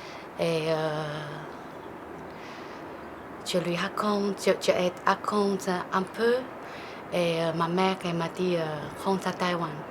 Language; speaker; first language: French; non-native, learner; Chinese